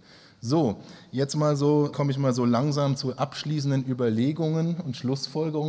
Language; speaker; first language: German; native; German